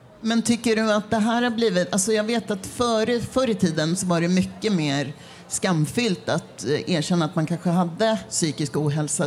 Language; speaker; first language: Swedish; native; Swedish